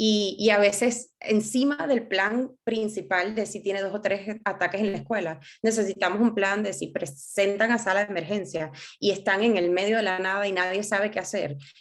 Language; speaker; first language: Spanish; native; Spanish